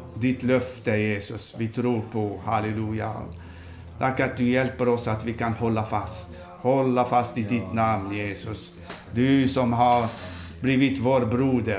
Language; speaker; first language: Swedish; non-native, fluent; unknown